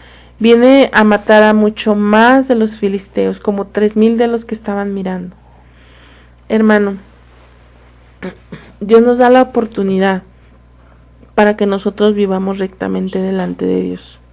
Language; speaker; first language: Spanish; native; Spanish